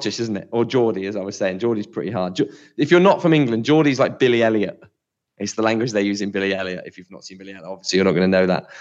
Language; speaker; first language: English; native; English